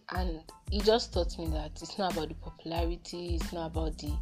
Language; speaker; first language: English; non-native, local second language; Yoruba